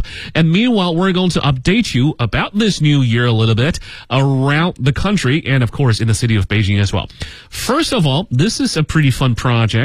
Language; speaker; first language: English; native; English